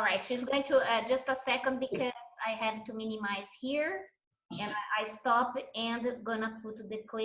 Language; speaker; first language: English; non-native, fluent; Portuguese